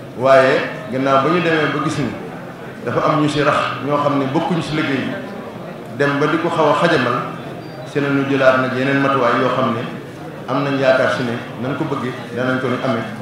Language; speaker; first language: Wolof; native; Wolof